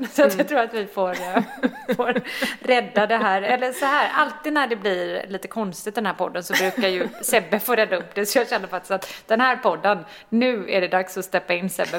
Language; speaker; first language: Swedish; native; Swedish